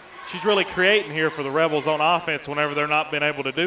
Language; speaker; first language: English; native; English